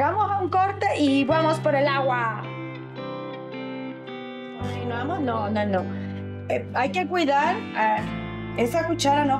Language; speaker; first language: Spanish; native; Spanish